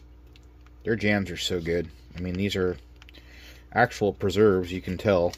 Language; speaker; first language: English; native; English